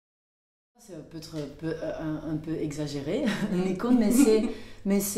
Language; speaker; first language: French; non-native, local second language; Dutch